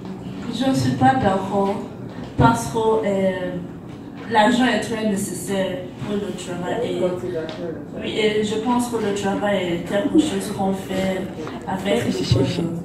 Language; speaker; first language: French; non-native, learner; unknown